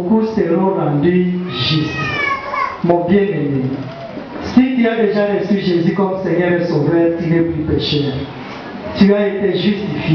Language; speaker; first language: French; non-native, local second language; Swahili